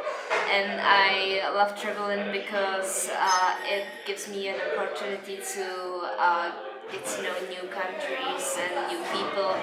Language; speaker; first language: English; non-native, fluent; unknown